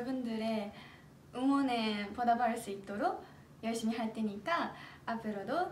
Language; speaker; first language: Korean; non-native, fluent; Japanese